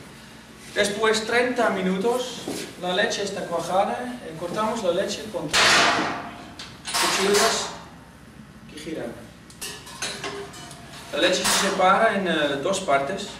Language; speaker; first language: Spanish; non-native, fluent; Dutch